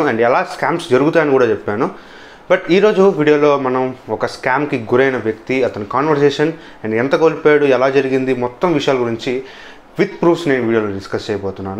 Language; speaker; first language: Telugu; native; Telugu